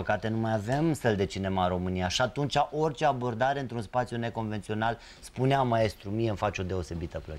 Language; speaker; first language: Romanian; native; Romanian